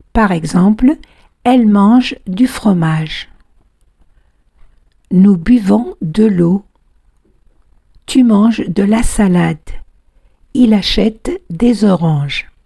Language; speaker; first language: French; non-native, fluent; Spanish